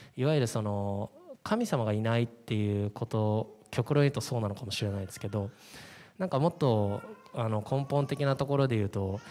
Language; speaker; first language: Japanese; native; Japanese